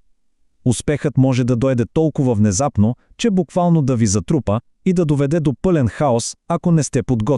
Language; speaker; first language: Bulgarian; native; Bulgarian